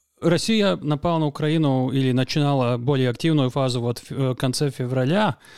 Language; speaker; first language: Russian; non-native, local second language; Latvian